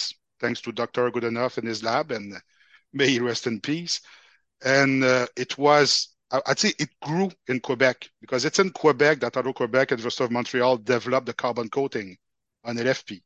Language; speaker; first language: English; non-native, fluent; French